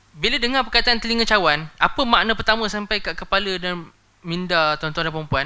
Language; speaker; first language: Malay; native; Malay